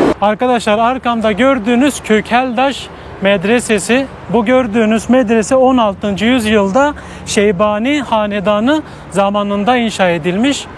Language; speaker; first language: Turkish; native; Turkish